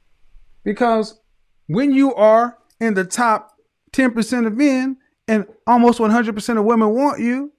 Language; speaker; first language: English; native; English